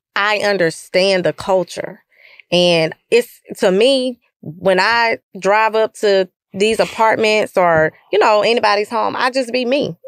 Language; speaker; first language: English; native; English